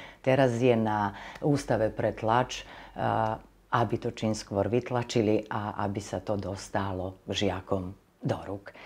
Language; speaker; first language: Slovak; native; Slovak